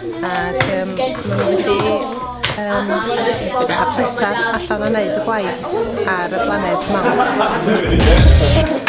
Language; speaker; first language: Welsh; native; Welsh